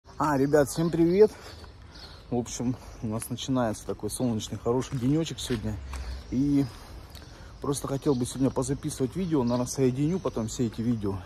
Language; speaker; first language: Russian; native; Russian